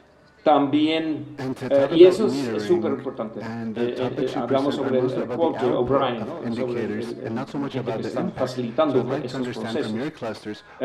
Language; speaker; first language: Spanish; non-native, fluent; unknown